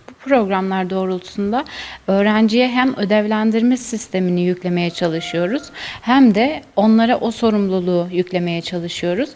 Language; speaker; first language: Turkish; native; Turkish